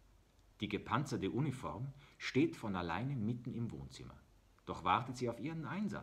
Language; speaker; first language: German; native; German